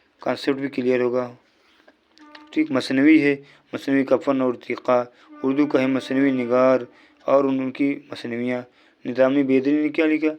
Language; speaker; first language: Urdu; native; Urdu